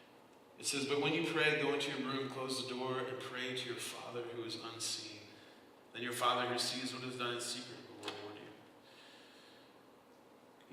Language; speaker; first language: English; native; English